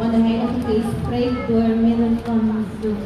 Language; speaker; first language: Dutch; non-native, fluent; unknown